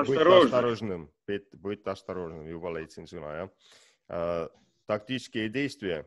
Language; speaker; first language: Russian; non-native, learner; Estonian